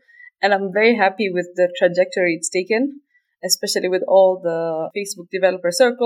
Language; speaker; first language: English; non-native, local second language; Somali